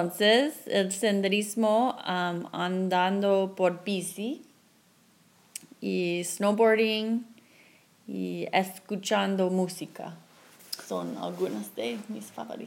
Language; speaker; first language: Spanish; non-native, fluent; English